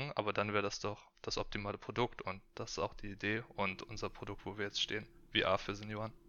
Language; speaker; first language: German; native; German